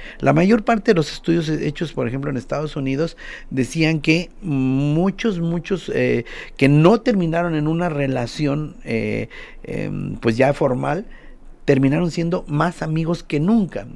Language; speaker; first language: Spanish; native; Spanish